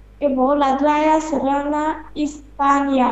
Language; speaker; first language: Russian; non-native, learner; Vietnamese